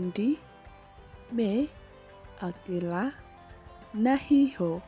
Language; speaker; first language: Hindi; non-native, local second language; Khasi